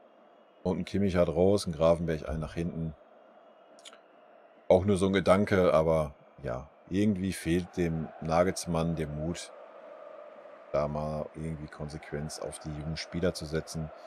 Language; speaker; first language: German; native; German